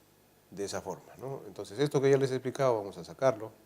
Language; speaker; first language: Spanish; native; Spanish